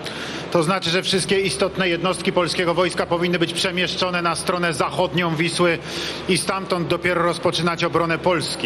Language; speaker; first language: Polish; native; Polish